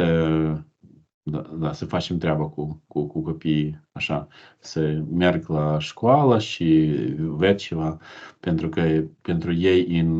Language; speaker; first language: Romanian; non-native, learner; Ukrainian